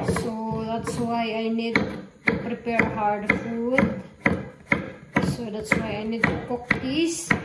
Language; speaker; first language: English; non-native, local second language; Filipino